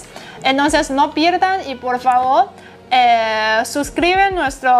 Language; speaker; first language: Spanish; non-native, learner; Chinese